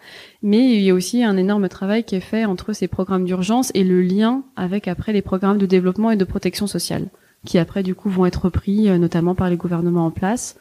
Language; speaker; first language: French; native; French